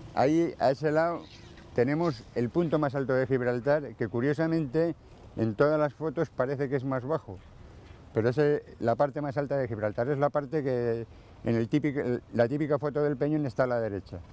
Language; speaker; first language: Spanish; native; Spanish